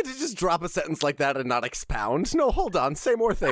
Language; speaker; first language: English; native; English